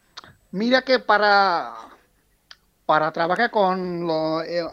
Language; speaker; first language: Spanish; non-native, fluent; Bangla